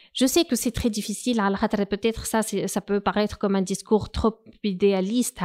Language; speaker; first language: French; non-native, local second language; Arabic